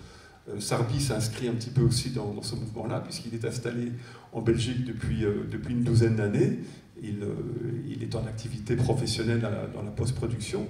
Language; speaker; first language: French; native; French